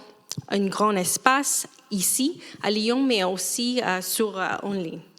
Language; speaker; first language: French; non-native, fluent; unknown